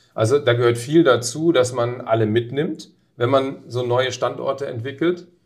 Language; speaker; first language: German; native; German